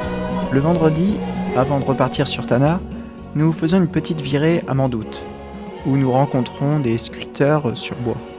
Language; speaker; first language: French; native; French